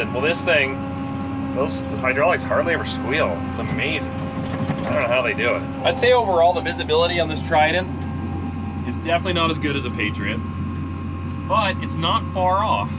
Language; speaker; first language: English; native; English